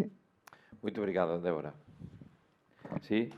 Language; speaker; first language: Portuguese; non-native, learner; Spanish